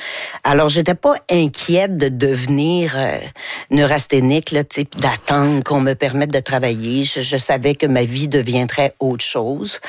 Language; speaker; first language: French; native; French